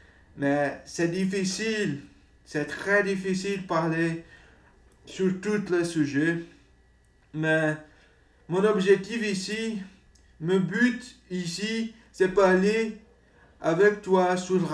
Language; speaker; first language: French; non-native, learner; Portuguese